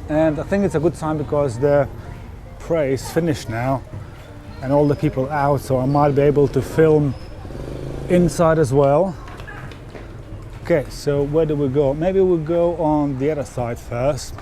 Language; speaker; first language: English; non-native, fluent; Lithuanian